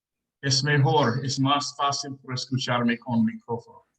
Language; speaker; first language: Spanish; non-native, learner; English